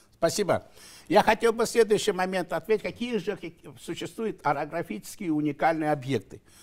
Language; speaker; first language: Russian; non-native, local second language; Kazakh